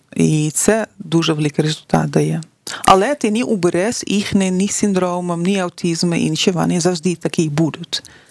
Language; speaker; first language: Ukrainian; non-native, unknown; Dutch